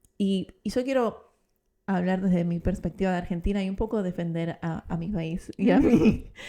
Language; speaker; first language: Spanish; native; Spanish